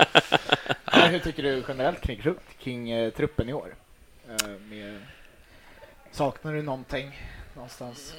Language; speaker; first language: Swedish; native; Swedish